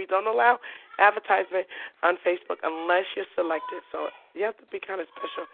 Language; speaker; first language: English; native; English